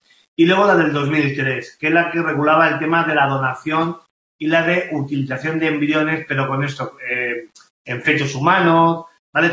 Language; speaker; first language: Spanish; native; Spanish